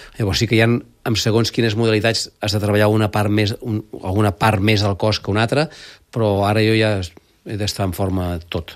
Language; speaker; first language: Catalan; native; Catalan